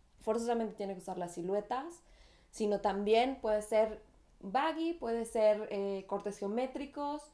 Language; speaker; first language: Spanish; native; Spanish